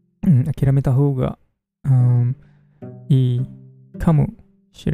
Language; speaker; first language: Japanese; non-native, fluent; English